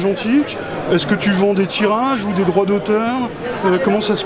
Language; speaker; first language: French; native; French